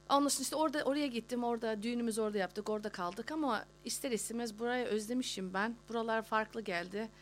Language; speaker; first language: Turkish; early bilingual, heritage; Turkish